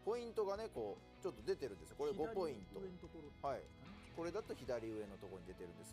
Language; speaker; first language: Japanese; native; Japanese